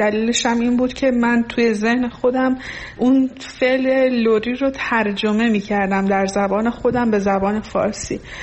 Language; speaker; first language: Persian; non-native, local second language; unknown